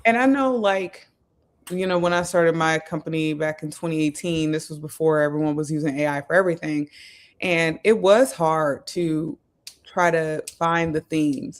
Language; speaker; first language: English; native; English